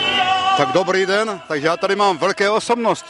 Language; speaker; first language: Czech; native; Czech